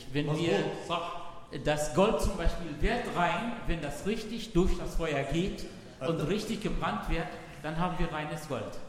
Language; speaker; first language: German; non-native, fluent; Arabic